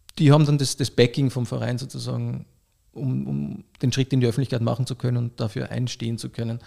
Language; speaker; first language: German; native; German